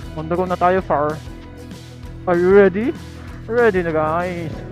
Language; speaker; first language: Filipino; native; Filipino